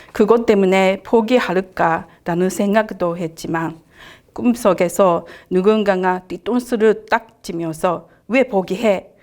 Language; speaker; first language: Korean; non-native, fluent; Japanese